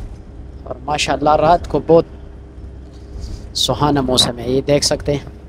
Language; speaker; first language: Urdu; non-native, local second language; Pashto